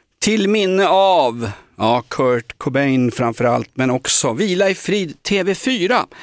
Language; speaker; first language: Swedish; native; Swedish